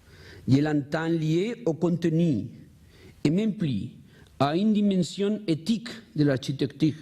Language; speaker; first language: French; non-native, learner; Spanish